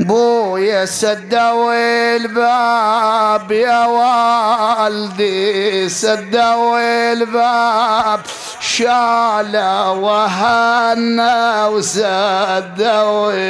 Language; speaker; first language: Arabic; native; Arabic